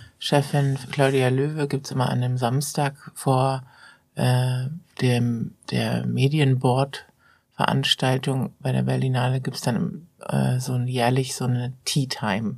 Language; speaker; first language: German; early bilingual, other home language; Persian